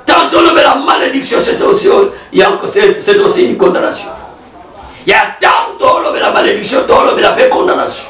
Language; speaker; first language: French; non-native, local second language; Lingala